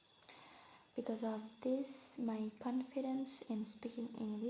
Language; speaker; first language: English; non-native, learner; Indonesian